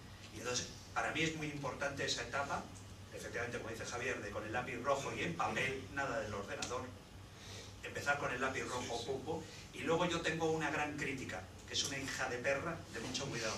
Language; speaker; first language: Spanish; native; Spanish